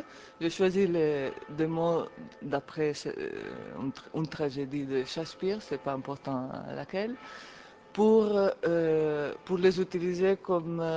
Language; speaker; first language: French; non-native, fluent; Italian